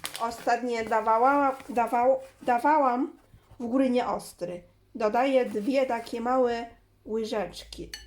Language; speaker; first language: Polish; non-native, learner; Chinese